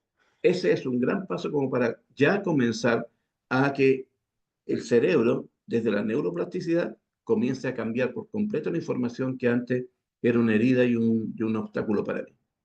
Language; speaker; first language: Spanish; native; Spanish